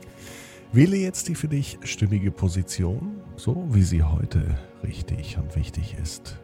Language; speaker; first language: German; native; German